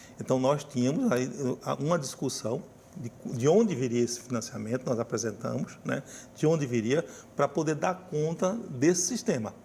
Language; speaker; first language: Portuguese; native; Portuguese